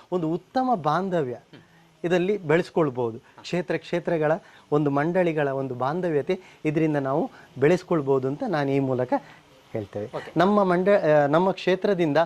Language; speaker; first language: Kannada; native; Kannada